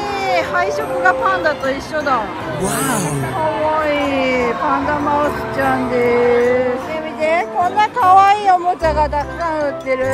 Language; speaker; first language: Japanese; native; Japanese